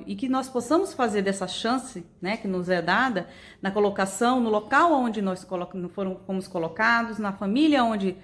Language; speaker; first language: Portuguese; native; Portuguese